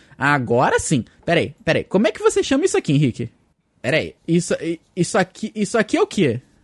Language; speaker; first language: Portuguese; native; Portuguese